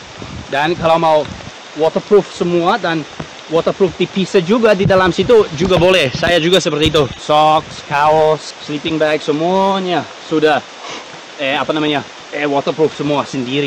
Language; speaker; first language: Indonesian; non-native, fluent; English